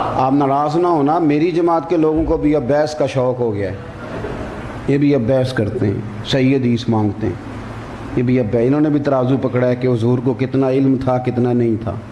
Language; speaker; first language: Urdu; non-native, local second language; Punjabi